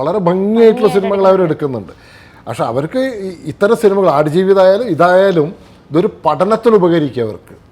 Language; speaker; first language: Malayalam; native; Malayalam